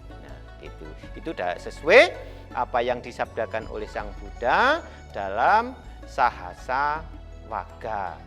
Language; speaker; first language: Indonesian; native; Indonesian